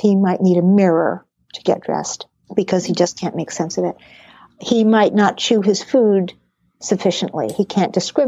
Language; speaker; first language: English; native; English